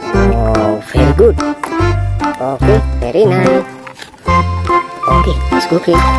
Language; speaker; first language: English; non-native, learner; Indonesian